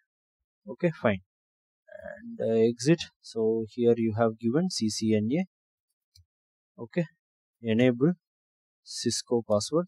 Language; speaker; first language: English; non-native, local second language; Tamil